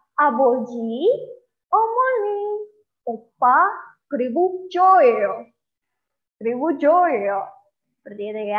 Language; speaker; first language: Korean; non-native, fluent; Indonesian